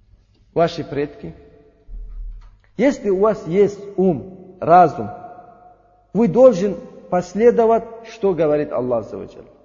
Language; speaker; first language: Russian; non-native, learner; Uzbek